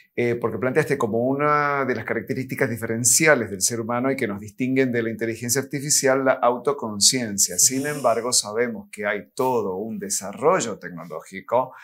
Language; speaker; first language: Spanish; native; Spanish